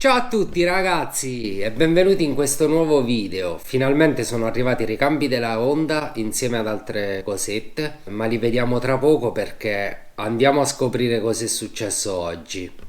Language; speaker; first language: Italian; native; Italian